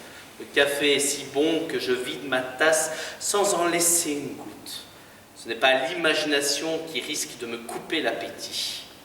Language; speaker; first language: French; native; French